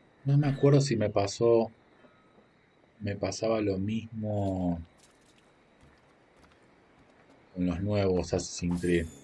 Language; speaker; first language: Spanish; native; Spanish